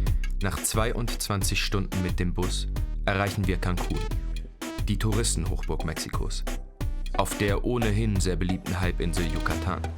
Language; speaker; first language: German; native; German